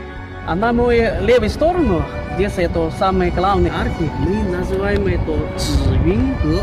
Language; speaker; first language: Russian; non-native, learner; Chinese